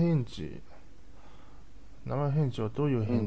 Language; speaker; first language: Japanese; non-native, learner; Chinese